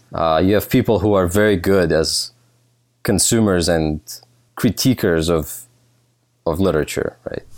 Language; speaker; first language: English; early bilingual, other home language; Russian